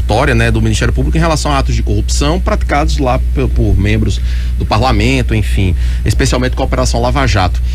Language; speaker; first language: Portuguese; native; Portuguese